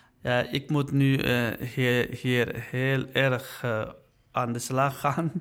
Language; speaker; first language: Dutch; non-native, learner; Uyghur